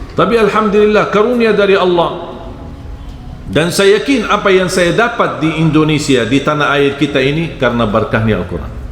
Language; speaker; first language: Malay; non-native, fluent; Arabic